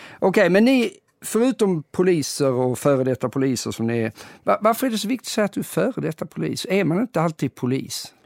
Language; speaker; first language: Swedish; native; Swedish